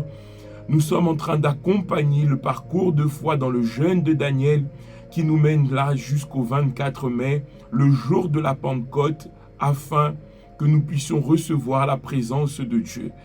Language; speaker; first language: French; native; French